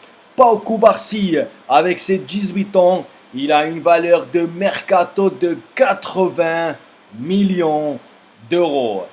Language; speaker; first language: French; non-native, fluent; Spanish